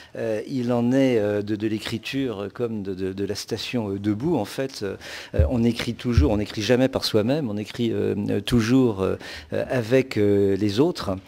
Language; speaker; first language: French; native; French